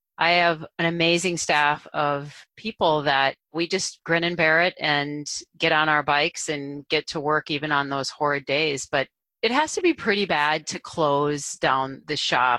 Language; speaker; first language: English; native; English